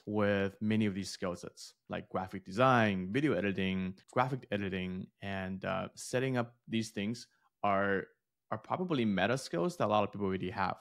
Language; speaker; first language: English; early bilingual, other home language; Chinese